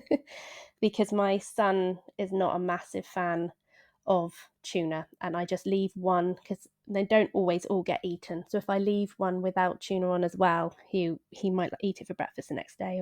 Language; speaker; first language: English; native; English